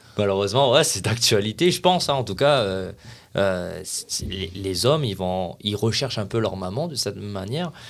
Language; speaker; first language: French; native; French